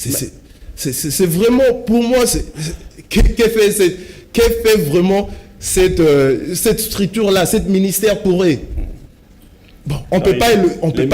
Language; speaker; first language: French; non-native, local second language; Lingala